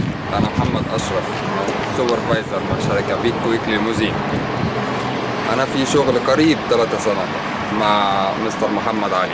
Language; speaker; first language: Arabic; non-native, learner; Bangla